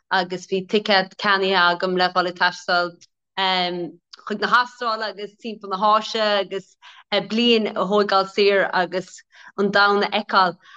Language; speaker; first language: Irish; native; Irish